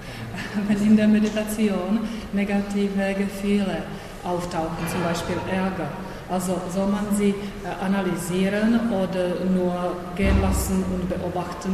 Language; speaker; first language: German; non-native, fluent; Czech